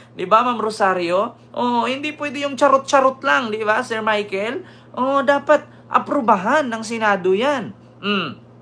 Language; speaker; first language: Filipino; native; Filipino